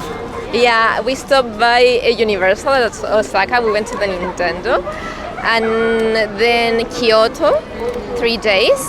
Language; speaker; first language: English; non-native, fluent; Spanish